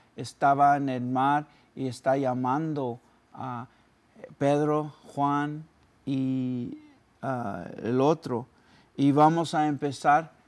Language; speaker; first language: Spanish; early bilingual, heritage; Spanish